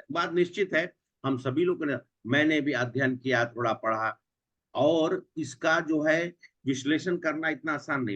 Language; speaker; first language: Hindi; native; Hindi